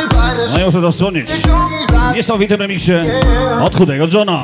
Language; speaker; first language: Polish; native; Polish